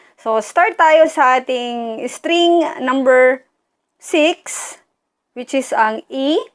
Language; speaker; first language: Filipino; native; Filipino